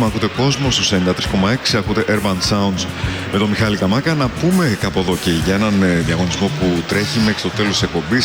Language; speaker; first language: Greek; native; Greek